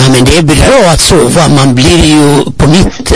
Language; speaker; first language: Swedish; non-native, fluent; Amharic